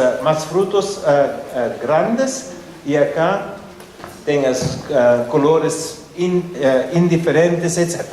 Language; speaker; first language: Spanish; non-native, fluent; German